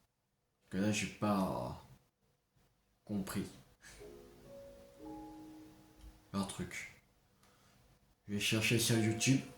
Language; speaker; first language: French; native; French